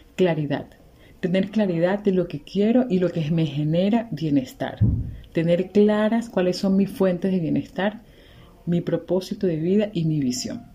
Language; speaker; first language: Spanish; native; Spanish